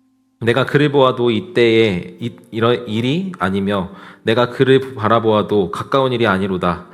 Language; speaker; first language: Korean; native; Korean